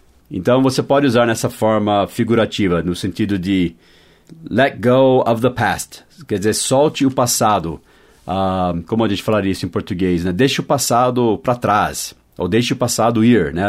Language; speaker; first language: Portuguese; non-native, fluent; English